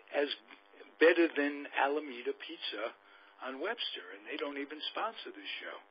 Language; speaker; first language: English; native; English